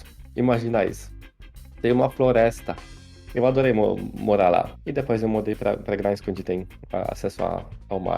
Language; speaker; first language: Portuguese; non-native, fluent; Polish